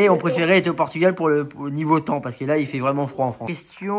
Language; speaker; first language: French; native; French